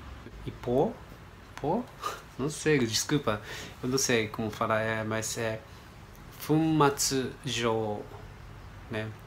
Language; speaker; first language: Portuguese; non-native, fluent; Japanese